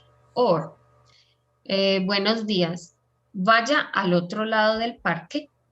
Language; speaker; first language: Spanish; non-native, fluent; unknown